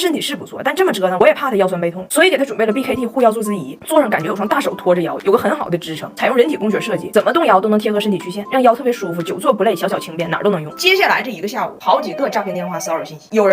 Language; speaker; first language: Chinese; native; Chinese